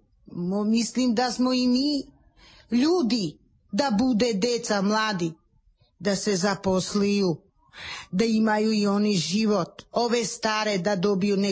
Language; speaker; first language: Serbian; non-native, local second language; Romany